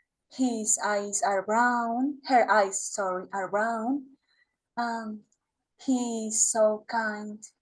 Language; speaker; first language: English; non-native, learner; Spanish